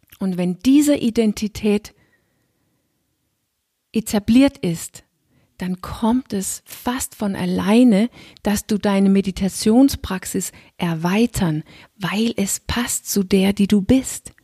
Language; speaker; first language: German; non-native, fluent; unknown